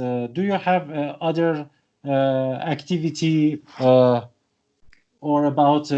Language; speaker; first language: English; non-native, learner; Persian